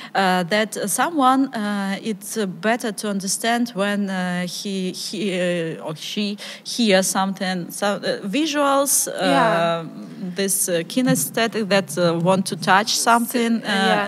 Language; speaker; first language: English; non-native, learner; Ukrainian